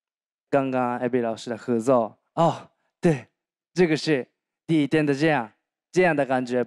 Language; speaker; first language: Chinese; non-native, learner; Japanese